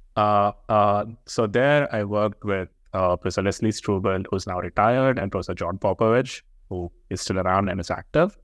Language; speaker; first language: English; non-native, local second language; Telugu